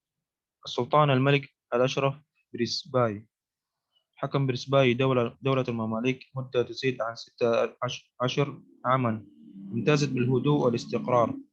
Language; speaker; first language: Arabic; non-native, learner; Indonesian